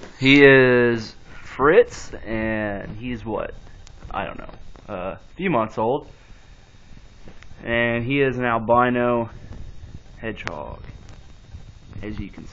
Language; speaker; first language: English; native; English